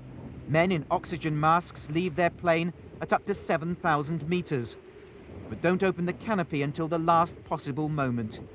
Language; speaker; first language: English; native; English